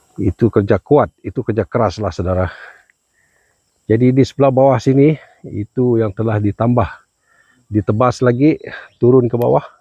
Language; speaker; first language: Malay; non-native, local second language; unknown